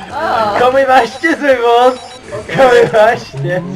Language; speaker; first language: Swedish; non-native, learner; Faroese